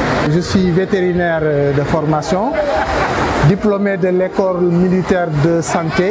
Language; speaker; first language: French; non-native, local second language; Wolof